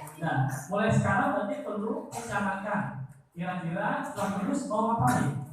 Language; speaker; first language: Indonesian; non-native, local second language; Madurese